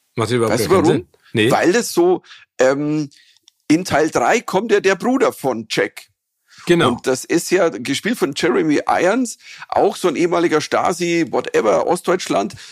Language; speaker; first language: German; native; German